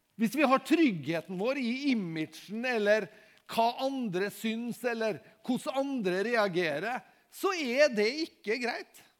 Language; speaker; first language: Norwegian; native; Norwegian